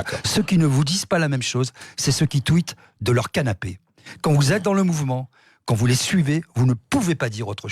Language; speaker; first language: French; native; French